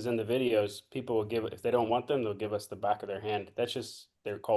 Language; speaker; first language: English; native; English